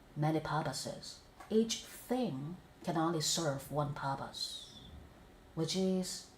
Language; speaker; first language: English; non-native, fluent; Vietnamese